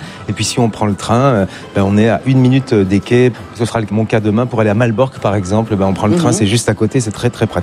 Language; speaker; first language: French; native; French